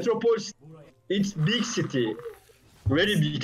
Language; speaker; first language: English; non-native, learner; Turkish